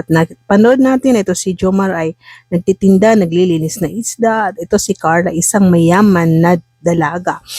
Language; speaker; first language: Filipino; non-native, local second language; Cebuano